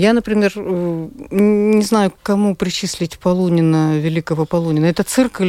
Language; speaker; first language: Russian; native; Russian